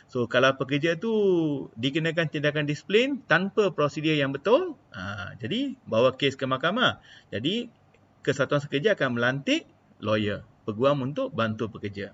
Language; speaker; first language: Malay; non-native, local second language; Tamil